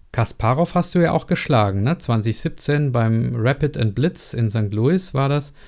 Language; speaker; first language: German; native; German